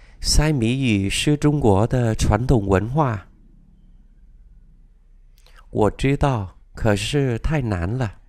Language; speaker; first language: Chinese; non-native, fluent; Vietnamese